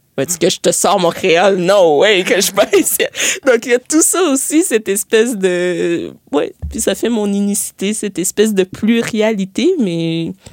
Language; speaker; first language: French; early bilingual, other home language; Haitian Creole